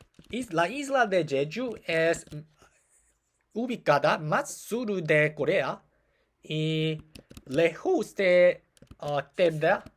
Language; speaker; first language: Spanish; non-native, learner; Korean